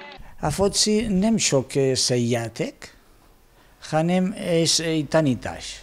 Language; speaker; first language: Hungarian; non-native, learner; Spanish